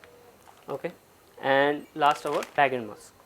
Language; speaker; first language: English; non-native, local second language; Malayalam